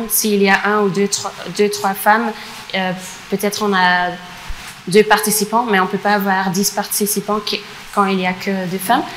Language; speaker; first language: French; non-native, fluent; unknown